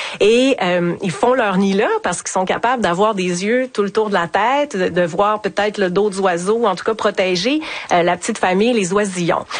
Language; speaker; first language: French; native; French